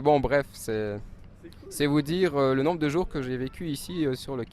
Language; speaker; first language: French; native; French